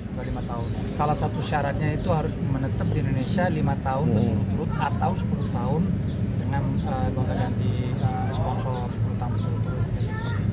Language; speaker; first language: Indonesian; non-native, fluent; Dutch